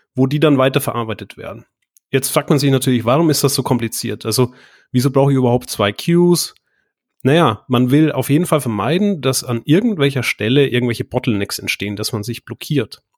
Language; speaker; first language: German; native; German